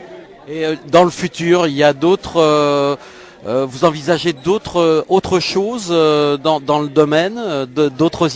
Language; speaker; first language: French; native; French